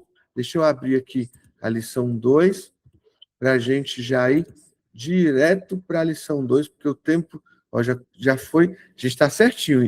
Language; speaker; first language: Portuguese; native; Portuguese